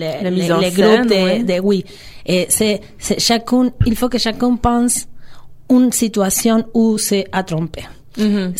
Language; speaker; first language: French; non-native, fluent; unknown